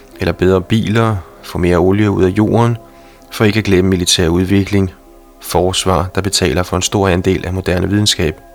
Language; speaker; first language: Danish; native; Danish